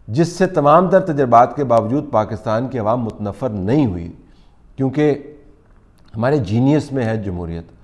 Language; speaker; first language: Urdu; native; Urdu